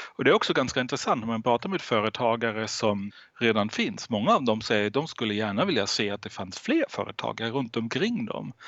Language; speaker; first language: Swedish; non-native, fluent; German